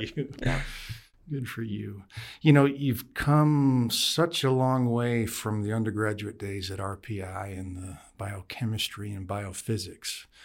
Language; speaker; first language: English; native; English